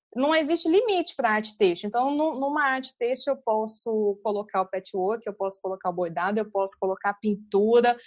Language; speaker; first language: Portuguese; native; Portuguese